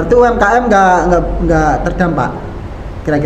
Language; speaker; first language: Indonesian; native; Indonesian